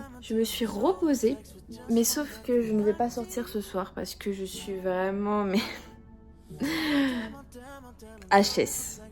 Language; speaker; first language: French; native; French